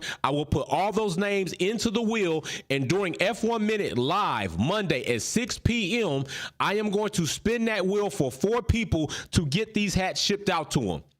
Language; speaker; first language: English; native; English